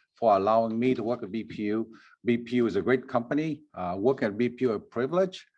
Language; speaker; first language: English; non-native, fluent; Vietnamese